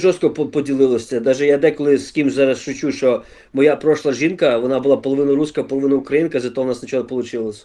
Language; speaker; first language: Ukrainian; early bilingual, other home language; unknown